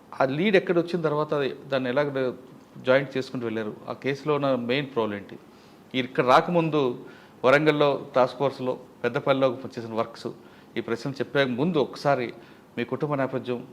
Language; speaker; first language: Telugu; native; Telugu